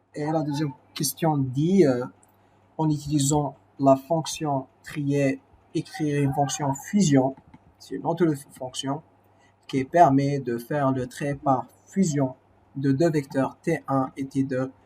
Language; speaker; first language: French; non-native, local second language; Arabic